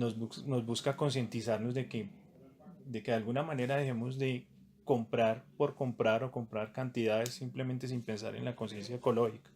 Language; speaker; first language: Spanish; native; Spanish